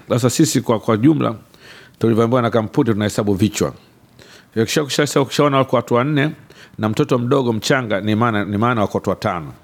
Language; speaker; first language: Swahili; native; Swahili